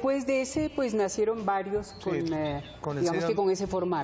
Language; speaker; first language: Spanish; early bilingual, heritage; Spanish